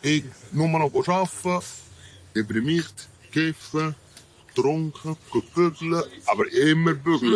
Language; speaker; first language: German; non-native, learner; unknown